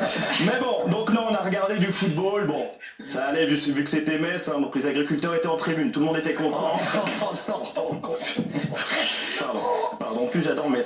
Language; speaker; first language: French; native; French